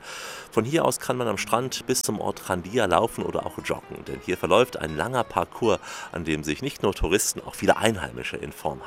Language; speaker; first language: German; native; German